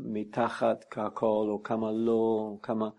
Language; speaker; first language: Hebrew; non-native, fluent; English